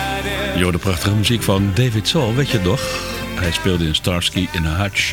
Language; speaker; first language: Dutch; native; Dutch